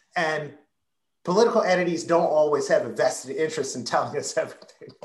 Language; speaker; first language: English; native; English